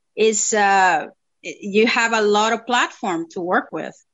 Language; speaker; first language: English; non-native, fluent; Spanish